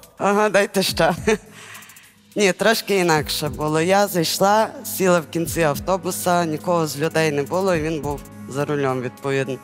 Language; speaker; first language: Ukrainian; native; Ukrainian